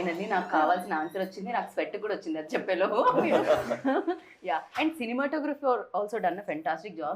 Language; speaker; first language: Telugu; native; Telugu